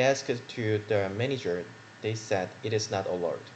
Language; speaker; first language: English; non-native, learner; Korean